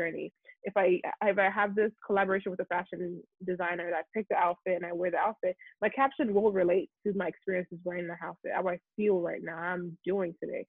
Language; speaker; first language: English; non-native, local second language; Yoruba